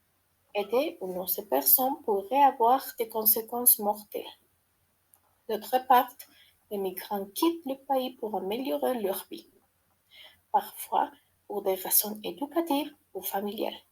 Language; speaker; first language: French; non-native, learner; Spanish